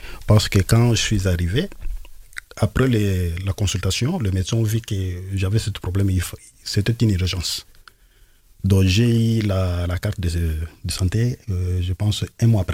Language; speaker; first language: French; non-native, local second language; Lingala